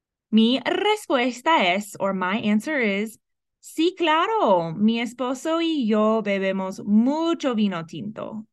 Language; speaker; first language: Spanish; non-native, fluent; English